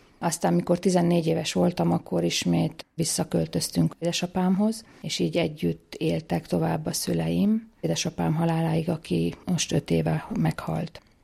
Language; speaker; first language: Hungarian; native; Hungarian